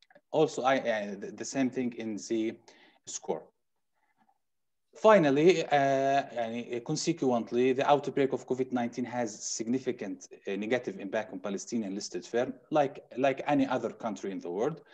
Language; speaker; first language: English; non-native, fluent; Arabic